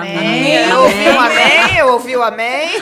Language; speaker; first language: Portuguese; native; Portuguese